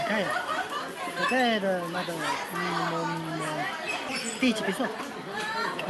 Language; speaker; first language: Russian; non-native, learner; Chinese